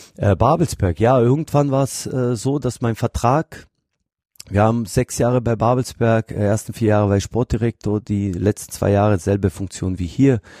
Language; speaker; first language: German; non-native, fluent; Bosnian